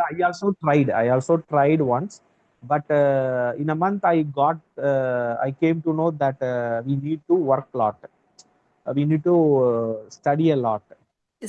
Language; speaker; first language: English; non-native, learner; Tamil